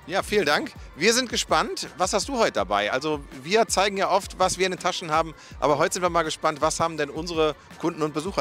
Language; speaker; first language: German; native; German